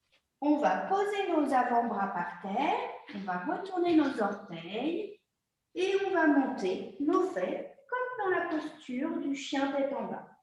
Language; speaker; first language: French; native; French